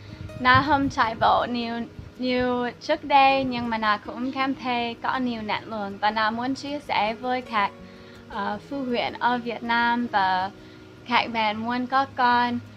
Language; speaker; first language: Vietnamese; non-native, fluent; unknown